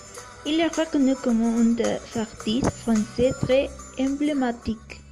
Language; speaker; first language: French; non-native, learner; Spanish